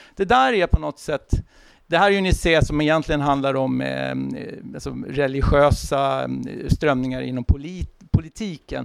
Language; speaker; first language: Swedish; native; Swedish